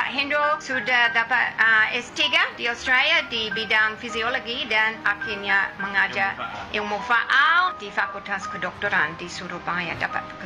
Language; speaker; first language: Indonesian; non-native, fluent; English